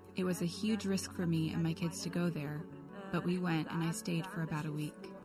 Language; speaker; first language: English; non-native, fluent; Kurdish